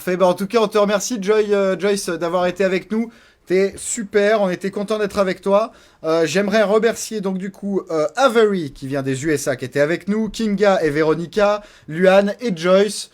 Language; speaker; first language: French; native; French